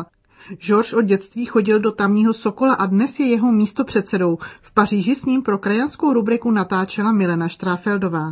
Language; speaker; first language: Czech; native; Czech